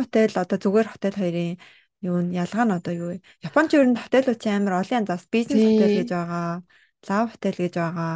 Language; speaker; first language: Mongolian; native; Mongolian